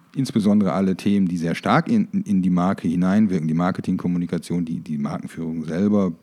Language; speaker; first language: German; native; German